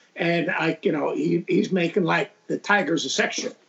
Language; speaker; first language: English; native; English